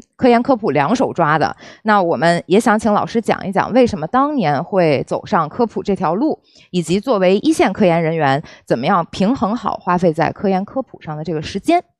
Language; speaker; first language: Chinese; native; Chinese